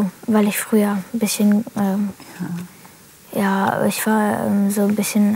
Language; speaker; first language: German; early bilingual, other home language; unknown